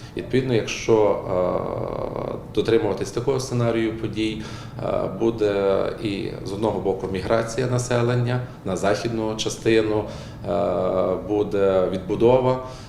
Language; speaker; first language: Ukrainian; native; Ukrainian